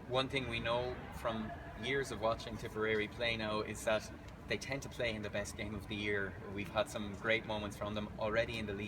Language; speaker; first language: English; native; English